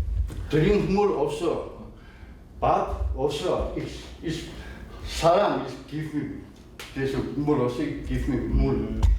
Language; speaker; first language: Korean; non-native, learner; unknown